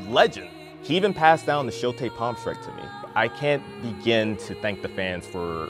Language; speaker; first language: English; native; English